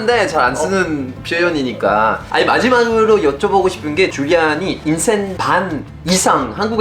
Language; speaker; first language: Korean; non-native, fluent; French